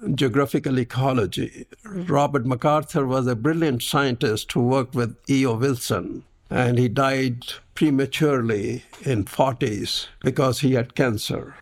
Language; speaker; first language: English; non-native, local second language; Punjabi